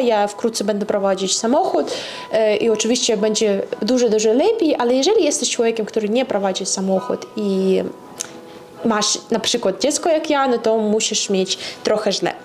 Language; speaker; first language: Polish; non-native, fluent; Russian